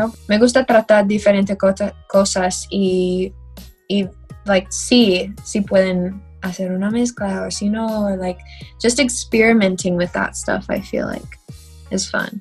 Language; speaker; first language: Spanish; non-native, learner; English